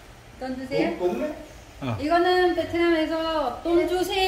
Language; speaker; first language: Korean; non-native, learner; Vietnamese